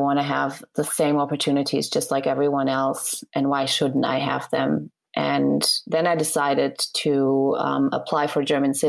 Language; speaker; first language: English; non-native, fluent; Serbian